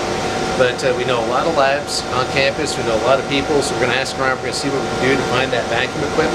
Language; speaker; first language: English; native; English